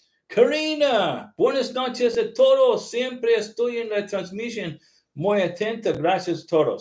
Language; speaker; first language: Spanish; non-native, learner; English